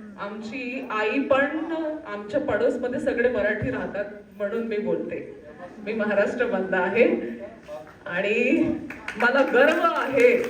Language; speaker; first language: Marathi; non-native, local second language; Gujarati